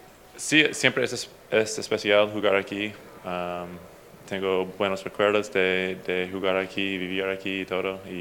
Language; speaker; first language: Spanish; non-native, fluent; English